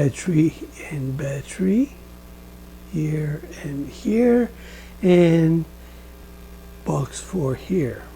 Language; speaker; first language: English; non-native, learner; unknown